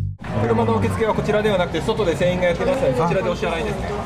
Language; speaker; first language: Japanese; native; Japanese